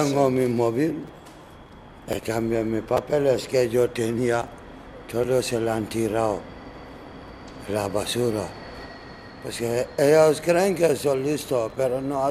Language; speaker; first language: Spanish; non-native, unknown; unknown